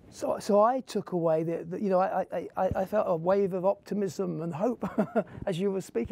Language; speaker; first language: English; native; English